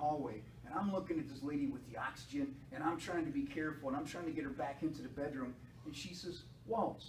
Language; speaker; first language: English; native; English